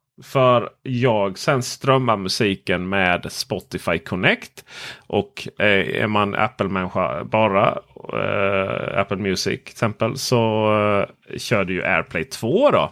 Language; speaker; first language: Swedish; native; Swedish